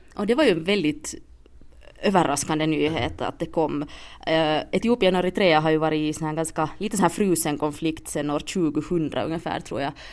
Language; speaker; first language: Swedish; native; Swedish